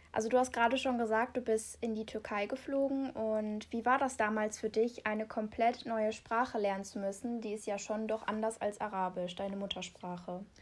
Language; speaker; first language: German; native; German